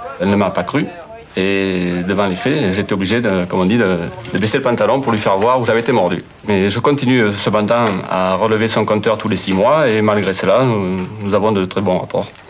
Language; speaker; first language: French; native; French